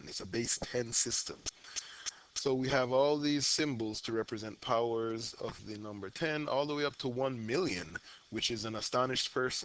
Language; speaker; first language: English; native; English